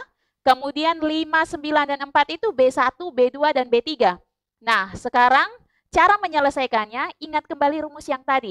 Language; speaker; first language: Indonesian; native; Indonesian